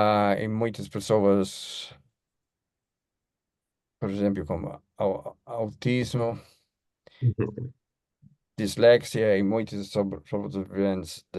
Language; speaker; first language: Portuguese; non-native, learner; English